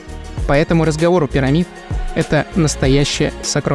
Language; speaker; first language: Russian; native; Russian